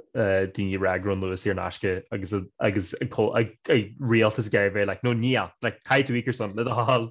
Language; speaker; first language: Irish; native; Irish